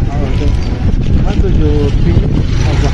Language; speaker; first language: English; non-native, learner; Spanish